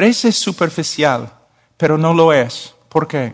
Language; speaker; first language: Spanish; non-native, fluent; English